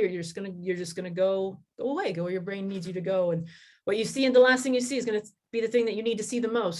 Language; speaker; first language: English; native; English